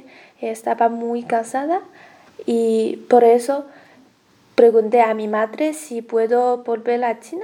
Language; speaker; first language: Spanish; non-native, learner; Chinese